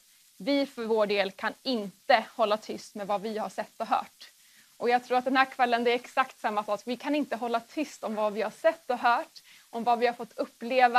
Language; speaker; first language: Swedish; native; Swedish